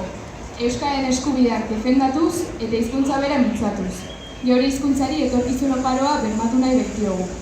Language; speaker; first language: Basque; native; Basque